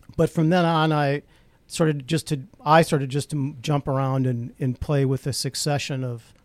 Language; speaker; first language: English; native; English